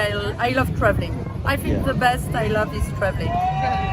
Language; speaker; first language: English; non-native, learner; French